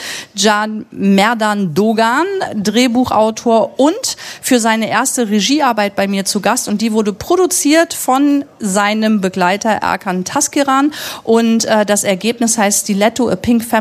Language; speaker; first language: German; native; German